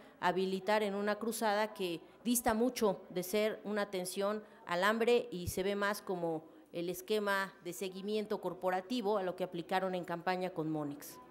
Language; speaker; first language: Spanish; native; Spanish